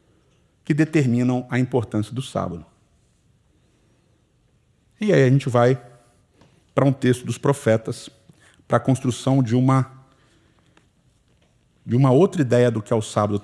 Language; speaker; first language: Portuguese; native; Portuguese